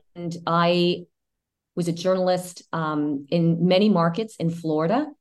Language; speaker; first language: English; early bilingual, other home language; Spanish